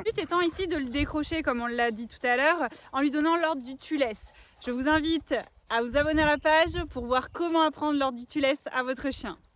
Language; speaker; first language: French; native; French